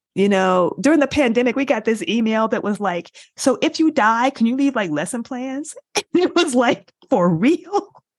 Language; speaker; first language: English; native; English